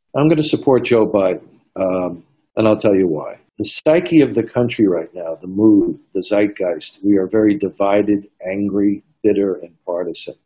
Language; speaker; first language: English; native; English